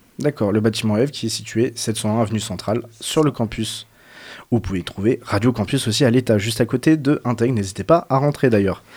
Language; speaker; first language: French; native; French